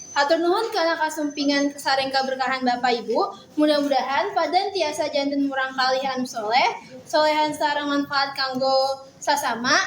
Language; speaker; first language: Sundanese; non-native, learner; Japanese